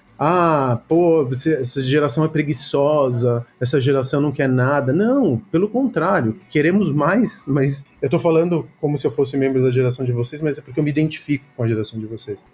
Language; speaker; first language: Portuguese; early bilingual, other home language; Spanish